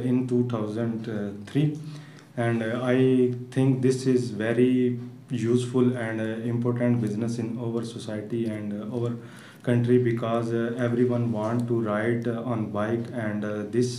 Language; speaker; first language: English; non-native, learner; Punjabi